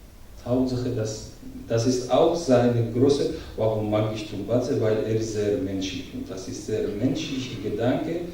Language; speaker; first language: German; non-native, learner; Georgian